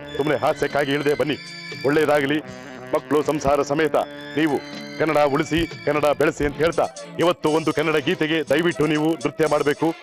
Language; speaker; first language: Kannada; native; Kannada